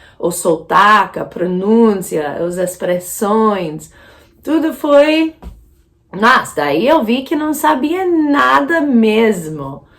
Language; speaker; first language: Portuguese; non-native, fluent; English